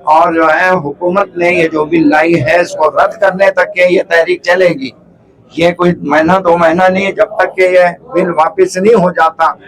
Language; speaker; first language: Urdu; native; Urdu